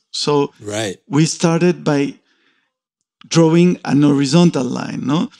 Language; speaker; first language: English; non-native, fluent; Spanish